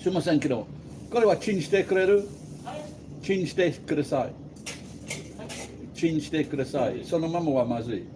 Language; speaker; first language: Japanese; non-native, learner; English